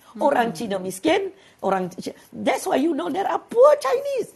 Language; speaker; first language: English; non-native, local second language; Malay